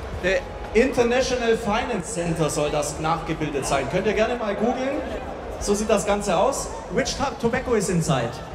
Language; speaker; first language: German; native; German